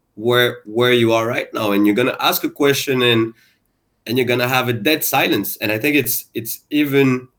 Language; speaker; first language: English; non-native, fluent; French